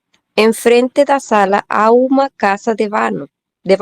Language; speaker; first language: Portuguese; non-native, learner; Spanish